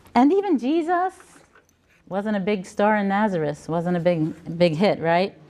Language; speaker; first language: English; native; English